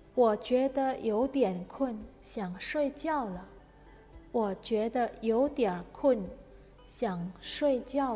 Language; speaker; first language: Chinese; non-native, fluent; Indonesian